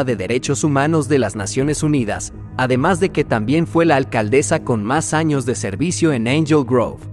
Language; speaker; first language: Spanish; native; Spanish